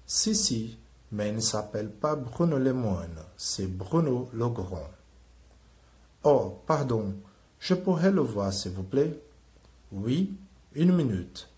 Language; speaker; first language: French; non-native, fluent; Portuguese